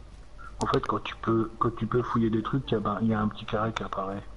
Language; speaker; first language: French; native; French